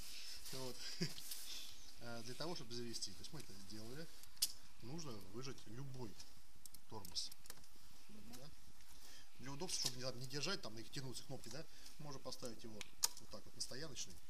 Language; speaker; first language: Russian; native; Russian